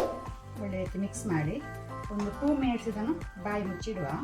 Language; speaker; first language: Kannada; native; Kannada